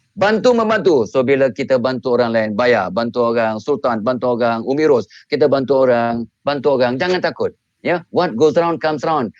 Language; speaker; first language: Malay; native; Malay